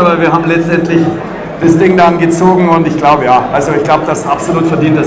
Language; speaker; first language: German; native; German